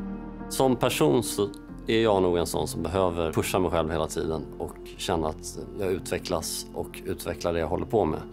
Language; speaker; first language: Swedish; native; Swedish